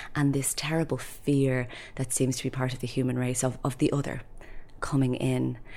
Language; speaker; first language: English; native; English